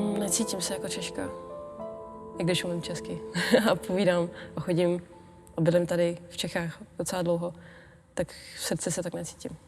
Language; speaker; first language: Czech; early bilingual, other home language; English